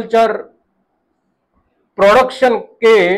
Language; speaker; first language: Hindi; non-native, local second language; Gujarati